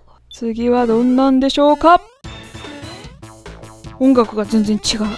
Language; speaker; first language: Japanese; native; Japanese